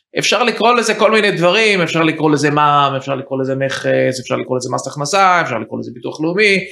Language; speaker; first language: Hebrew; early bilingual, heritage; Hebrew